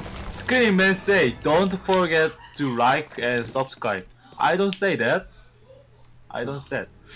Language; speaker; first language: English; non-native, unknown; Korean